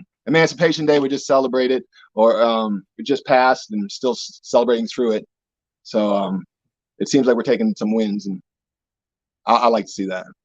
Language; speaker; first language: English; native; English